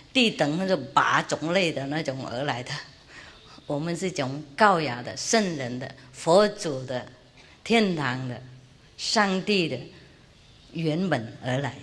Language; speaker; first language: Chinese; non-native, fluent; Vietnamese